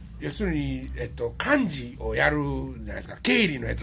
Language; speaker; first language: Japanese; native; Japanese